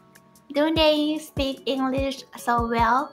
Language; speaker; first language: English; non-native, learner; Thai